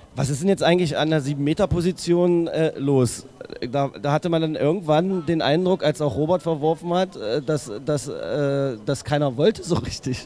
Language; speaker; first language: German; native; German